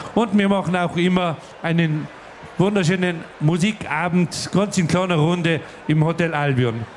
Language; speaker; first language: German; non-native, local second language; Ladin